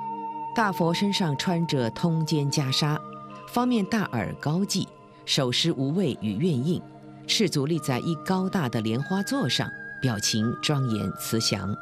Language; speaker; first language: Chinese; native; Chinese